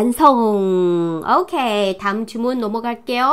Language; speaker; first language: Korean; non-native, fluent; Chinese